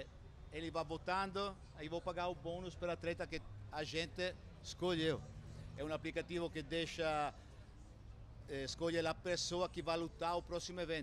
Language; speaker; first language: Portuguese; non-native, fluent; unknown